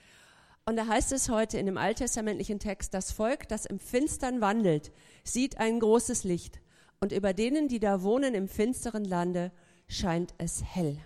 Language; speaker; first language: German; native; German